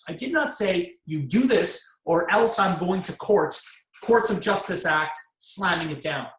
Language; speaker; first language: English; native; English